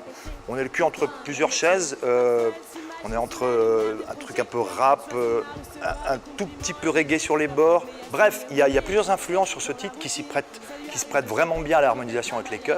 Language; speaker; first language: French; native; French